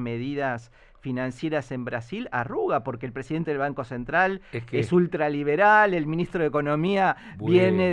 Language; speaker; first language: Spanish; native; Spanish